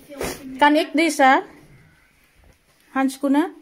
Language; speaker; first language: Dutch; non-native, learner; Filipino